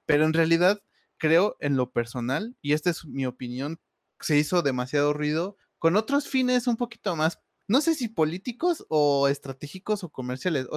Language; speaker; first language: Spanish; native; Spanish